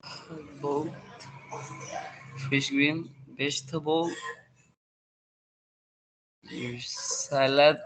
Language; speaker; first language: English; non-native, learner; Spanish